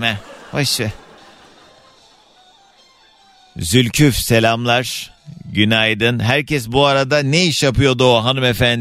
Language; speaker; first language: Turkish; native; Turkish